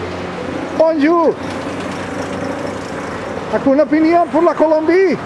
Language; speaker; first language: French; non-native, learner; Spanish